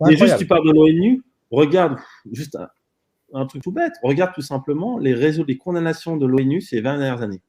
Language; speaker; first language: French; native; French